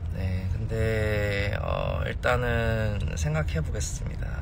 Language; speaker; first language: Korean; early bilingual, heritage; Korean